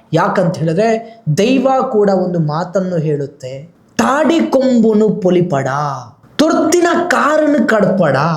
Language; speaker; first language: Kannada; non-native, local second language; Tulu